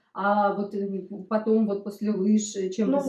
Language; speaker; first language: Russian; native; Russian